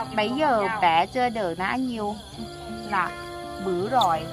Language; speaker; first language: Vietnamese; non-native, learner; Thai